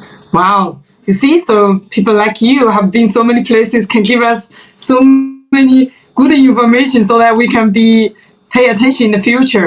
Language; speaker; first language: English; non-native, fluent; Chinese